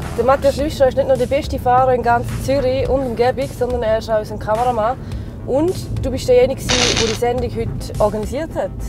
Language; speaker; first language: German; native; German